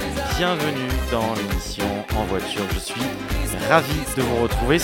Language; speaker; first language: French; native; French